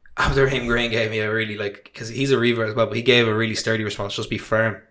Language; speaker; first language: English; native; English